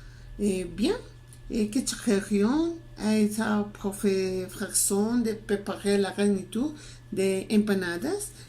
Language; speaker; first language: French; non-native, learner; Spanish